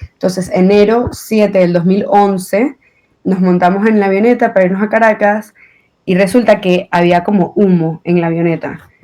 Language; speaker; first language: Spanish; native; Spanish